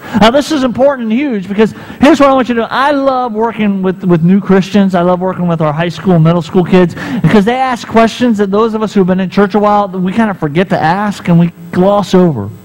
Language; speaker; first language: English; native; English